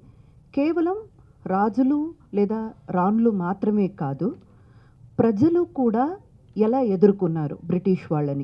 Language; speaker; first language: Telugu; native; Telugu